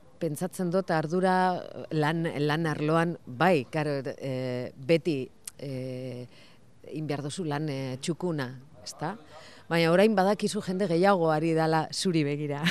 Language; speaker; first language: Basque; non-native, local second language; Spanish